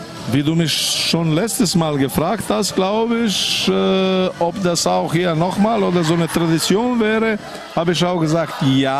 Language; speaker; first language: German; non-native, fluent; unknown